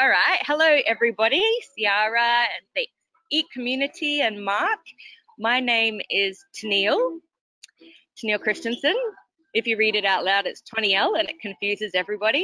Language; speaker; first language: English; native; English